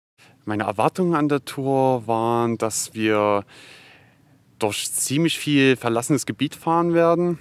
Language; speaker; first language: German; native; German